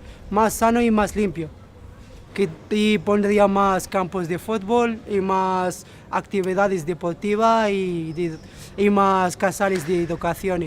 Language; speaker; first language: Spanish; non-native, fluent; Arabic